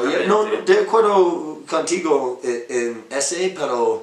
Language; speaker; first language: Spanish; non-native, learner; English